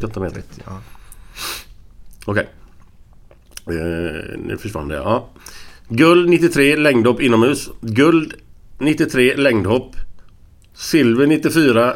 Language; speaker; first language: Swedish; native; Swedish